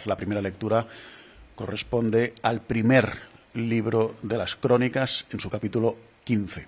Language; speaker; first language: Spanish; native; Spanish